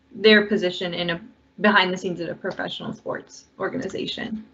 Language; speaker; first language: English; native; English